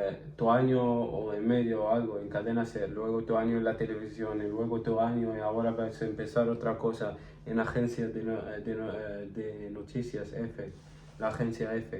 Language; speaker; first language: Spanish; non-native, fluent; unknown